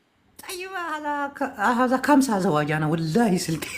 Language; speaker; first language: Arabic; non-native, learner; Amharic